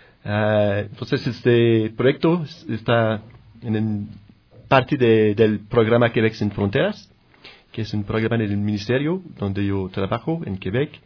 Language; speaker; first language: Spanish; non-native, fluent; French